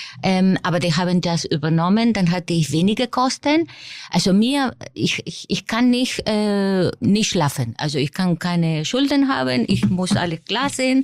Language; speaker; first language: German; non-native, fluent; Spanish